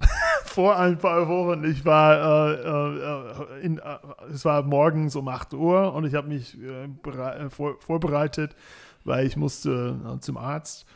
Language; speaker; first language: German; non-native, fluent; English